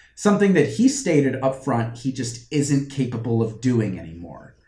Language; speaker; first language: English; native; English